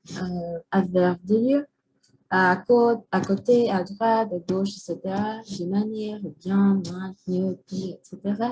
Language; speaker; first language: French; non-native, learner; Spanish